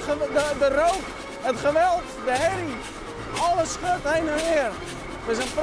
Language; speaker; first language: Dutch; native; Dutch